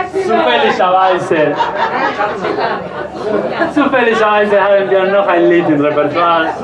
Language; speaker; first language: German; non-native, learner; Spanish